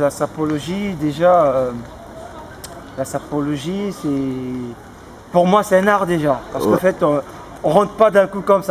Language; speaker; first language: French; non-native, local second language; Lingala